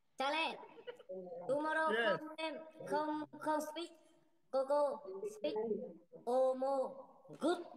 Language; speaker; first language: English; non-native, learner; Vietnamese